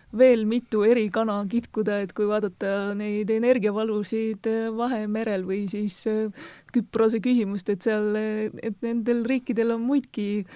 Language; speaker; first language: Estonian; native; Estonian